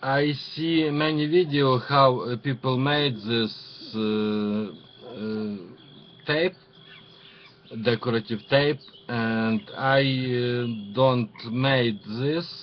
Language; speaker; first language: English; non-native, learner; Ukrainian